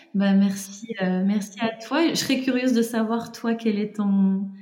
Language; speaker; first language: French; native; French